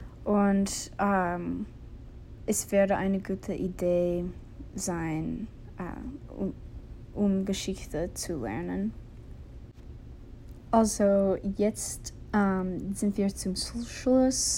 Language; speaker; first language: German; non-native, learner; English